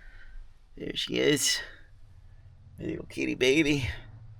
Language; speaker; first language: English; native; English